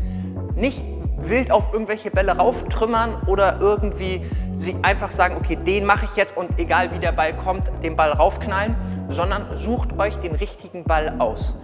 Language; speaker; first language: German; native; German